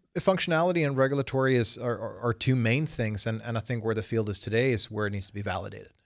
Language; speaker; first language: English; early bilingual, other home language; Swedish